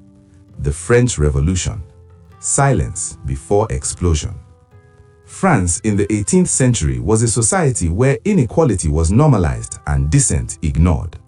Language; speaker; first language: English; non-native, local second language; Igbo